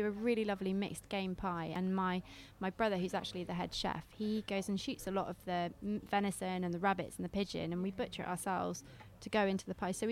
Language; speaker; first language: English; native; English